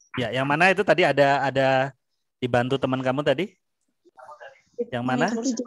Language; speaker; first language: Indonesian; native; Indonesian